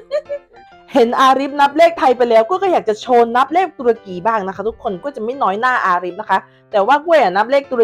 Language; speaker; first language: Thai; native; Thai